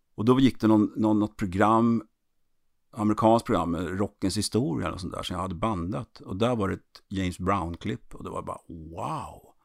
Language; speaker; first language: Swedish; native; Swedish